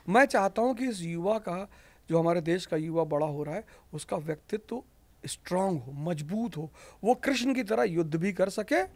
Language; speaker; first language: Hindi; native; Hindi